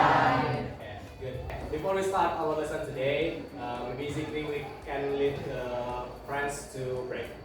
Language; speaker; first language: English; non-native, learner; Indonesian